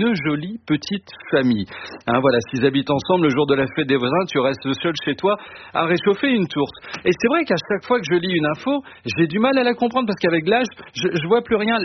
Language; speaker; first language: French; native; French